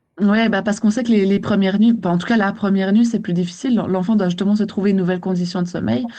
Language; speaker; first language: French; native; French